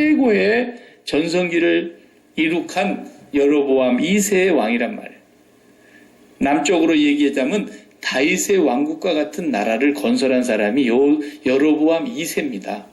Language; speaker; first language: Korean; native; Korean